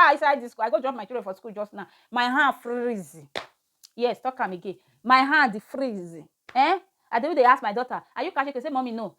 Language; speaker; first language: Nigerian Pidgin; native; Nigerian Pidgin